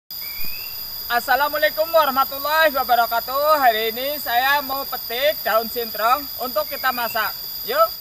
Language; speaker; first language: Indonesian; non-native, local second language; Javanese